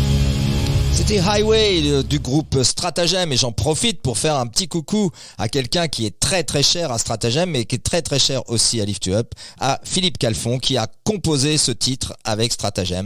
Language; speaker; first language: French; native; French